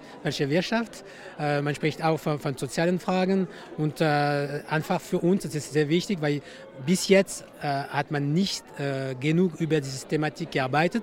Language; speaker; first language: German; non-native, local second language; French